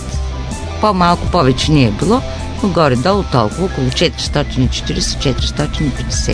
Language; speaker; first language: Bulgarian; native; Bulgarian